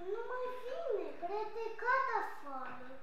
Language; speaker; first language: Romanian; non-native, learner; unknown